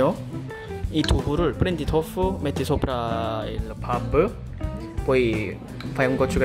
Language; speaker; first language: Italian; non-native, fluent; Korean